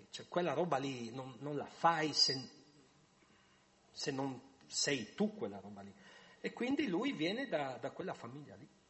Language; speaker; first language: Italian; native; Italian